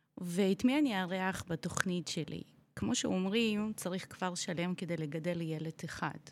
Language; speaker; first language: Hebrew; non-native, fluent; Russian